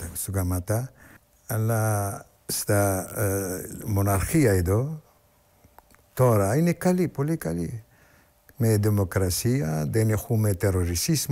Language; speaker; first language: Greek; non-native, learner; Arabic